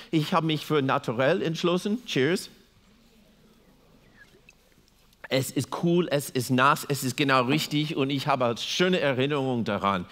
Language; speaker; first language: German; non-native, fluent; English